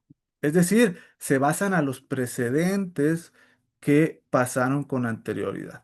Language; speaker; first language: Spanish; native; Spanish